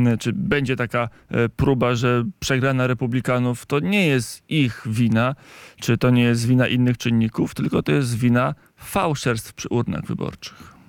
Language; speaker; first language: Polish; native; Polish